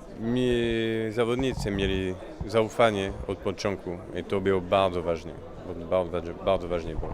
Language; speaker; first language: Polish; non-native, learner; French